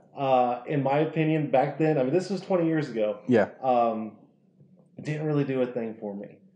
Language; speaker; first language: English; native; English